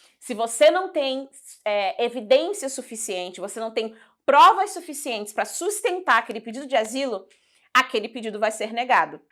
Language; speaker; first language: Portuguese; early bilingual, heritage; Portuguese